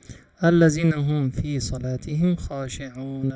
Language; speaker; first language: Arabic; non-native, fluent; Uzbek